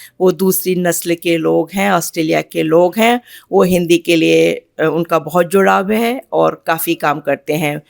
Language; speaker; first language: Hindi; native; Hindi